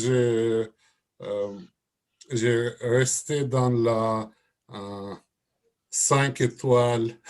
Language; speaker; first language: French; non-native, learner; Russian